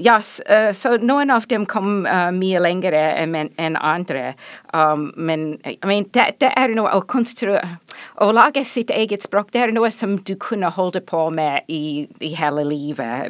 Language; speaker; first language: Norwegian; non-native, fluent; English